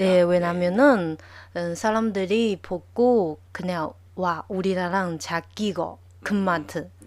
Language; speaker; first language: Korean; non-native, learner; Chinese